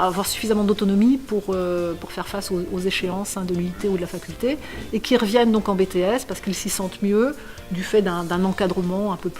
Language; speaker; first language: French; native; French